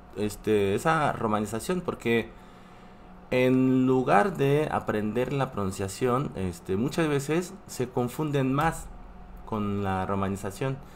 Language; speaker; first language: Spanish; non-native, fluent; Korean